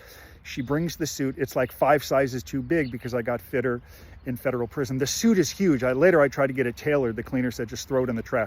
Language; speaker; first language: English; native; English